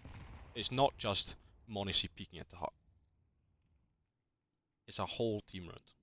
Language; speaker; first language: English; native; English